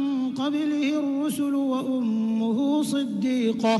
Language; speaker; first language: Arabic; native; Arabic